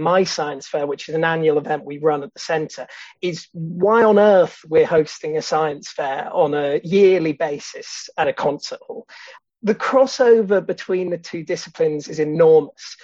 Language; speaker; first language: English; native; English